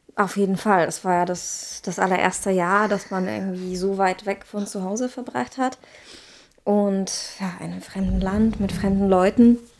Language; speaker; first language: German; non-native, fluent; Czech